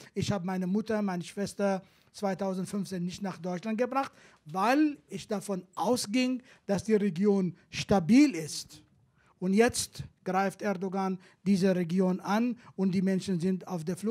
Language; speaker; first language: German; non-native, fluent; Kurdish